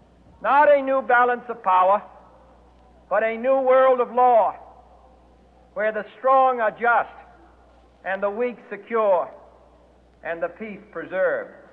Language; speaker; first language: English; native; English